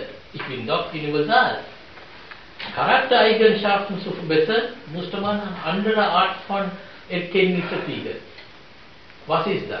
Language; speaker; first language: German; non-native, fluent; Sinhala